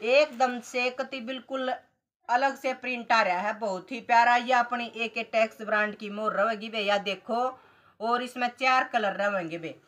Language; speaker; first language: Hindi; native; Hindi